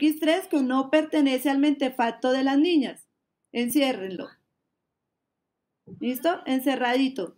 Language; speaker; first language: Spanish; native; Spanish